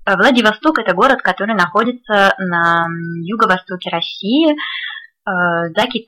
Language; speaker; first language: Russian; native; Russian